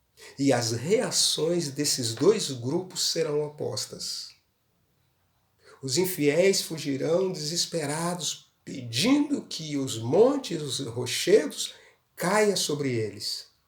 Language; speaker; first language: Portuguese; native; Portuguese